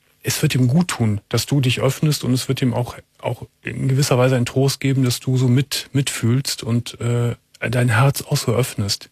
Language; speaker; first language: German; native; German